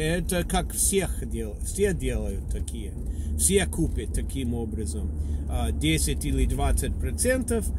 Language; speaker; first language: Russian; non-native, learner; English